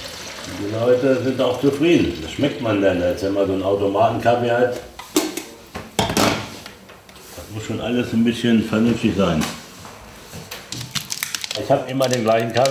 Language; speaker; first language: German; native; German